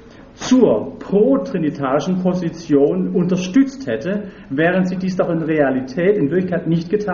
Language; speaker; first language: German; native; German